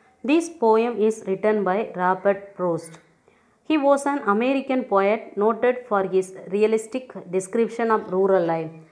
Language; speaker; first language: English; non-native, local second language; Tamil